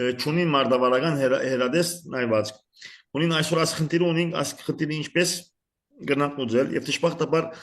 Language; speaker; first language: Armenian; early bilingual, heritage; Armenian